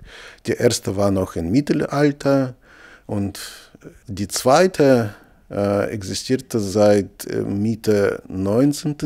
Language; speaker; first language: German; non-native, fluent; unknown